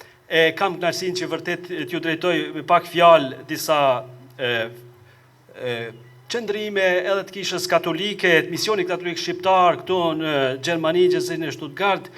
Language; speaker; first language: Albanian; native; Albanian